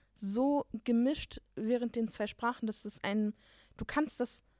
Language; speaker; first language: German; native; German